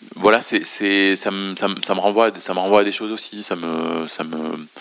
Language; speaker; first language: French; non-native, local second language; Arabic